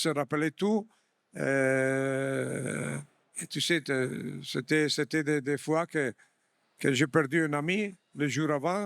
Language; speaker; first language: French; non-native, fluent; Italian